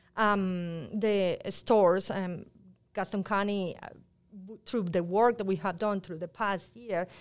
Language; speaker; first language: English; non-native, fluent; Spanish